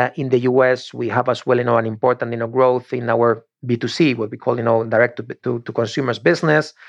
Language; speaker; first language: English; non-native, fluent; Spanish